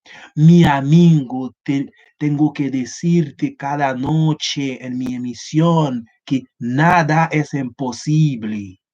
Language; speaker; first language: Spanish; non-native, learner; Haitian Creole